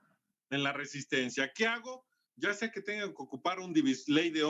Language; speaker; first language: Spanish; native; Spanish